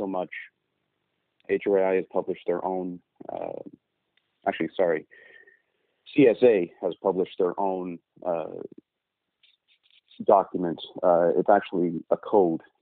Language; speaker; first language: English; native; English